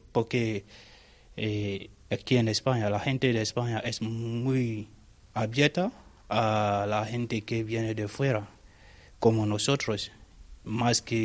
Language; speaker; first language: Spanish; non-native, learner; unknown